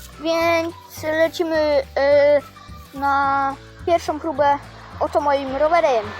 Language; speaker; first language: Polish; native; Polish